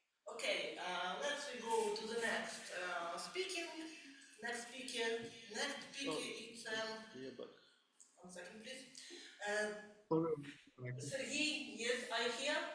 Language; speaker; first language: English; non-native, learner; Ukrainian